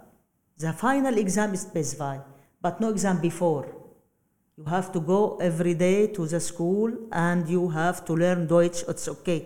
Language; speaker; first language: English; non-native, learner; Arabic